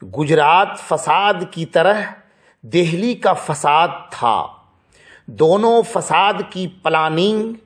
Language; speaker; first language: Urdu; native; Urdu